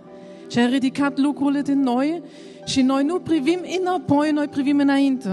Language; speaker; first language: Romanian; non-native, learner; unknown